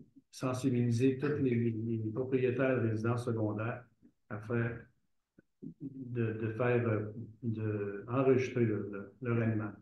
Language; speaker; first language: French; native; French